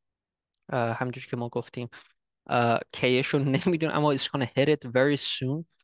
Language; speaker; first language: Persian; early bilingual, heritage; Persian